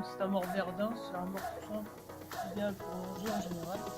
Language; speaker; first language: French; native; French